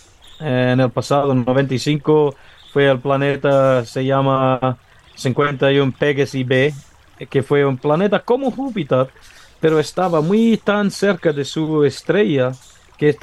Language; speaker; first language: Spanish; non-native, fluent; English